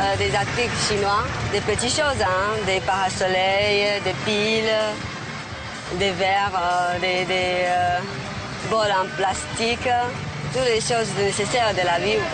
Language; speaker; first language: French; non-native, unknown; Chinese